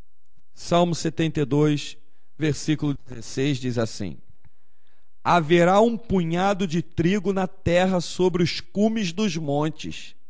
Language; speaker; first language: Portuguese; native; Portuguese